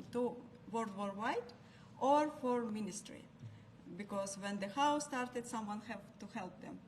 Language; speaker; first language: English; non-native, learner; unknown